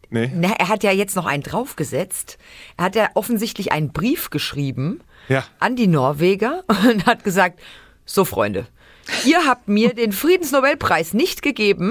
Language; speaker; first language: German; native; German